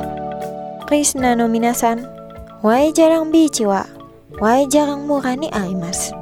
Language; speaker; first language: Japanese; non-native, fluent; Indonesian